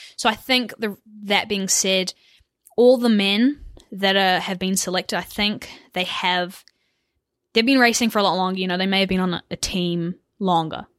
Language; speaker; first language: English; native; English